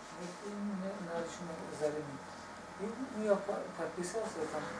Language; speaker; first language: Russian; non-native, learner; Tajik